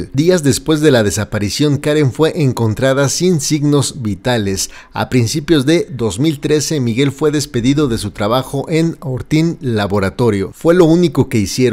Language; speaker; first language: Spanish; native; Spanish